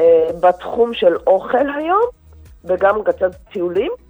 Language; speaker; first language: Hebrew; non-native, fluent; Korean